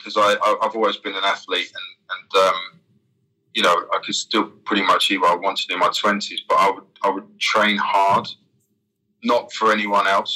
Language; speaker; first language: English; native; English